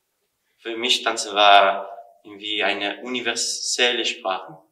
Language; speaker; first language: German; non-native, learner; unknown